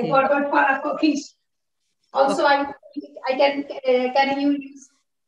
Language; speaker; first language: English; non-native, learner; Bangla